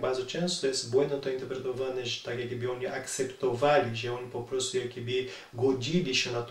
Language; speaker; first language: Polish; non-native, learner; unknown